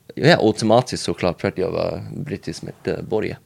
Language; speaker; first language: Swedish; non-native, learner; English